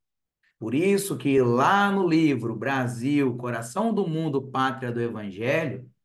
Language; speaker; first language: Portuguese; native; Portuguese